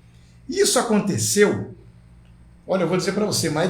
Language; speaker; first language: Portuguese; native; Portuguese